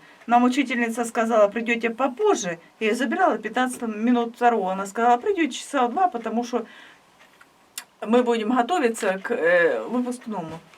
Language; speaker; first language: Russian; native; Russian